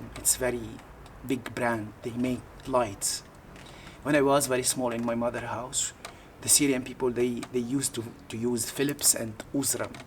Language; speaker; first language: English; non-native, learner; Arabic